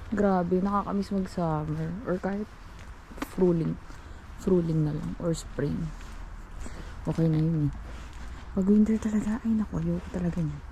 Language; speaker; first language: Filipino; native; Filipino